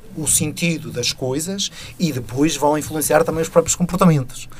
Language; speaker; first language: Portuguese; native; Portuguese